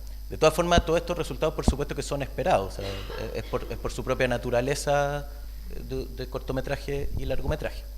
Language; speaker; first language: Spanish; native; Spanish